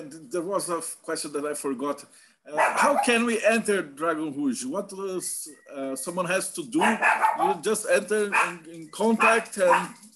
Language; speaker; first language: English; non-native, fluent; Portuguese